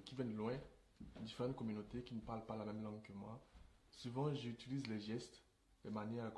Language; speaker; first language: French; non-native, local second language; Sango